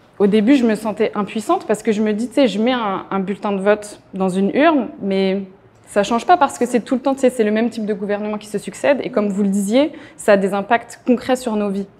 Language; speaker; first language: French; native; French